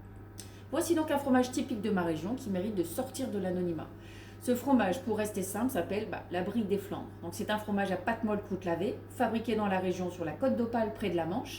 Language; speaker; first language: French; native; French